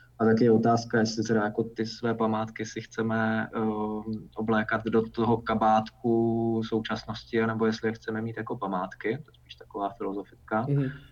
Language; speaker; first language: Czech; native; Czech